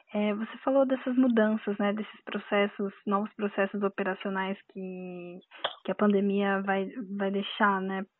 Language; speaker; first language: Portuguese; native; Portuguese